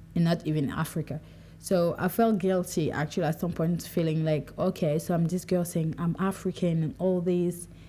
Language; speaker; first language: English; non-native, local second language; French